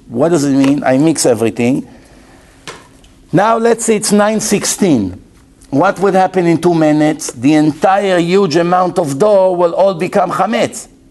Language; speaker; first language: English; non-native, fluent; Hebrew